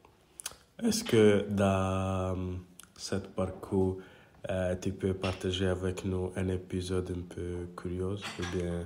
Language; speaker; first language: French; non-native, learner; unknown